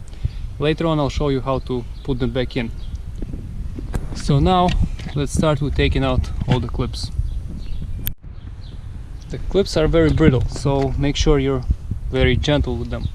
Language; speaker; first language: English; non-native, fluent; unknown